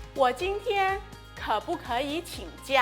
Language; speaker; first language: Chinese; non-native, fluent; Thai